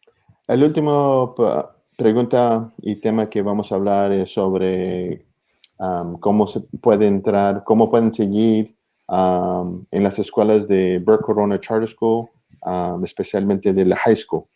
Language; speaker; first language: Spanish; early bilingual, heritage; English